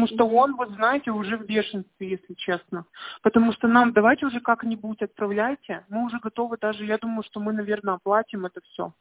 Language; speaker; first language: Russian; native; Russian